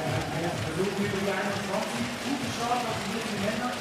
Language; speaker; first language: German; native; German